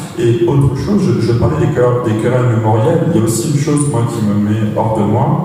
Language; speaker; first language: French; native; French